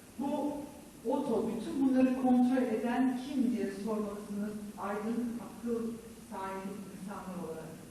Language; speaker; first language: Turkish; native; Turkish